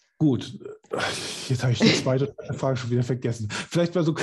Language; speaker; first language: German; native; German